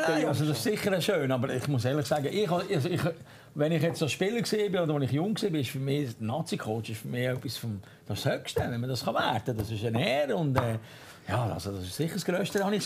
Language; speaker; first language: German; native; German